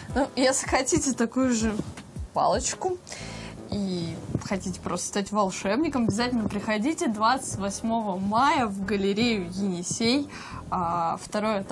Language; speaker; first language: Russian; native; Russian